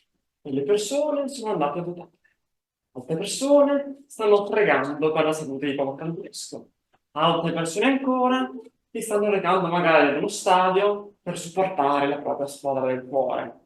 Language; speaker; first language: Italian; native; Italian